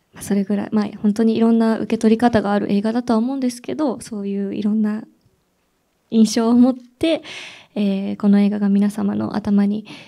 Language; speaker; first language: Japanese; native; Japanese